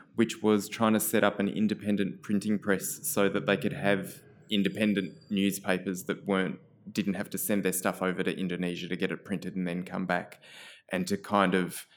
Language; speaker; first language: English; native; English